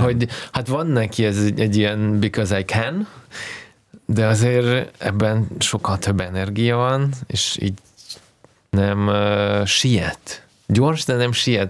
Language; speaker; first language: Hungarian; non-native, fluent; Russian